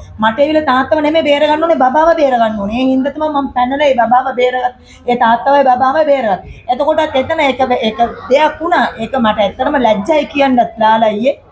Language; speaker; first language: Sinhala; non-native, local second language; Tamil